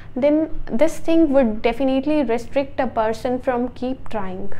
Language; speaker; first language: English; non-native, local second language; Punjabi